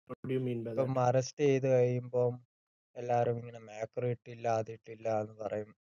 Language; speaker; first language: Malayalam; early bilingual, heritage; Malayalam